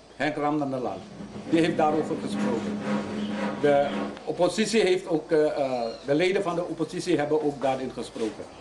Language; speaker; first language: Dutch; native; Dutch